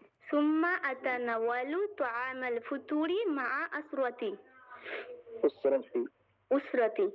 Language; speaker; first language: Arabic; non-native, learner; Bangla